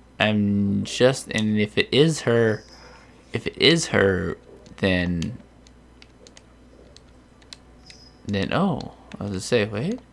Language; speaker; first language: English; native; English